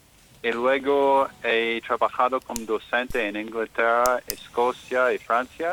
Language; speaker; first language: Spanish; non-native, learner; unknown